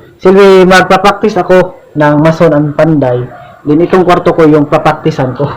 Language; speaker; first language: Filipino; non-native, local second language; Cebuano